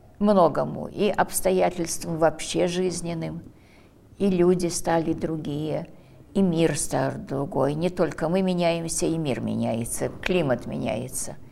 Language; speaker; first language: Russian; early bilingual, heritage; Russian